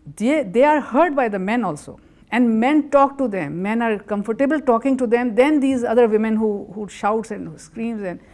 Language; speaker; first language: English; non-native, local second language; Urdu